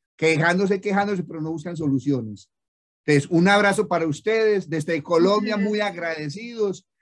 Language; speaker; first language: Spanish; native; Spanish